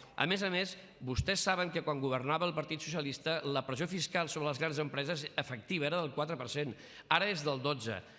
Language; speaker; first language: Catalan; native; Catalan